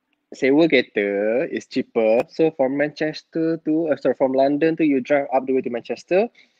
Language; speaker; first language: English; non-native, local second language; Malay